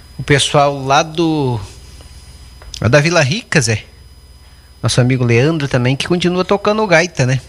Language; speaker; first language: Portuguese; native; Portuguese